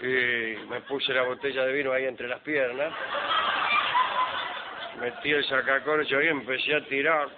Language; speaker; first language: Spanish; native; Spanish